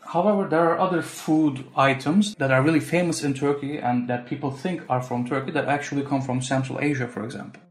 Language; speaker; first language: English; non-native, fluent; Turkish